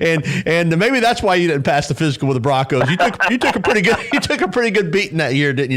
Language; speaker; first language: English; native; English